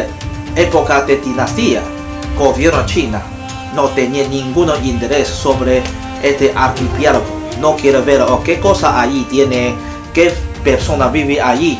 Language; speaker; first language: Spanish; non-native, fluent; Chinese